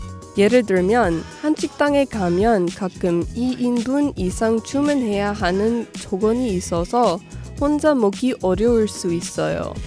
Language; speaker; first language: Korean; non-native, fluent; English